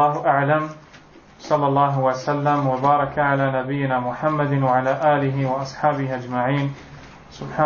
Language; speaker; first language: Arabic; non-native, fluent; French